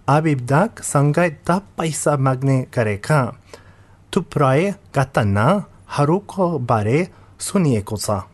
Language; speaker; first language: Nepali; non-native, fluent; English